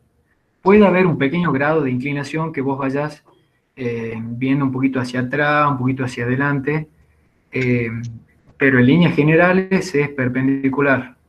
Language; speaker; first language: Spanish; native; Spanish